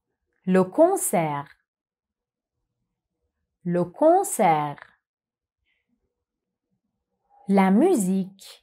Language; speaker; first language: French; non-native, fluent; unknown